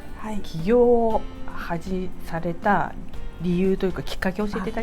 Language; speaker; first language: Japanese; native; Japanese